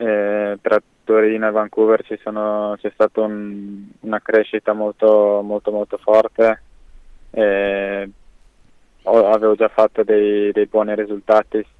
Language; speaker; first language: Italian; native; Italian